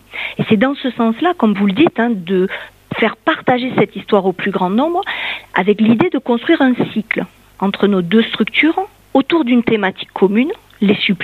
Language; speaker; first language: French; native; French